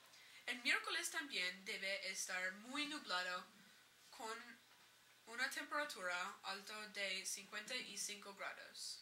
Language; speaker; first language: Spanish; non-native, learner; English